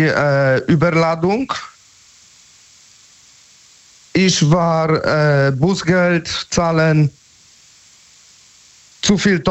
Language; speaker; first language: German; non-native, learner; Polish